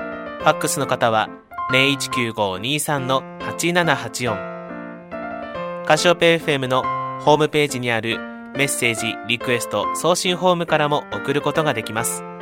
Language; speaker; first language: Japanese; native; Japanese